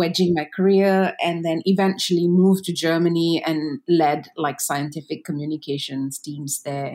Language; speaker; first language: English; non-native, local second language; Tamil